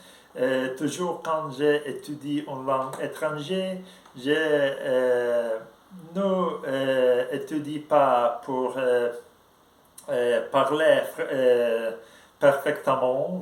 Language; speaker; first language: French; non-native, learner; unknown